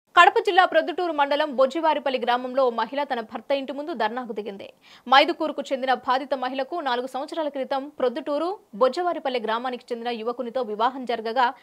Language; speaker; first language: Telugu; native; Telugu